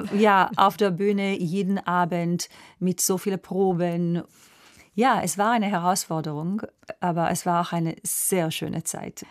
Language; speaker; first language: German; non-native, fluent; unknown